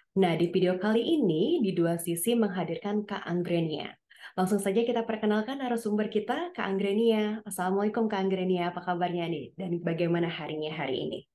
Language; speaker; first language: Indonesian; native; Indonesian